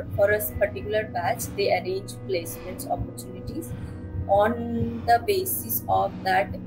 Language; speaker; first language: English; non-native, local second language; Bangla